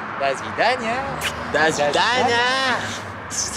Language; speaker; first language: French; native; French